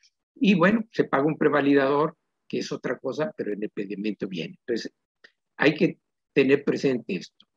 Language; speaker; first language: Spanish; native; Spanish